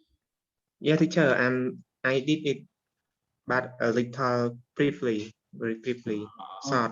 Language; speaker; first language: English; non-native, learner; Khmer